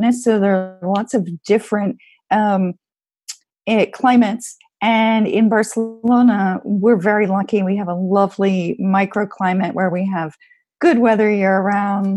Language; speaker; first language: English; native; English